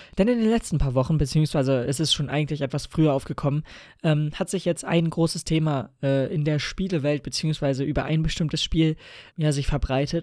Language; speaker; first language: German; native; German